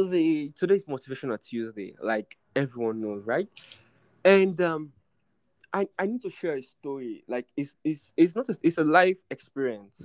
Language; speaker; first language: English; non-native, local second language; Krio